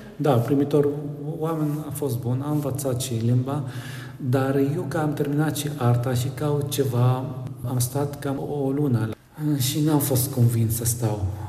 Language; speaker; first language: Romanian; non-native, learner; Arabic